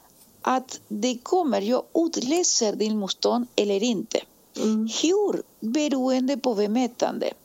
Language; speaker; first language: Swedish; non-native, fluent; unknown